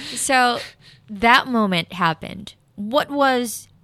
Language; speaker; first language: English; non-native, local second language; Filipino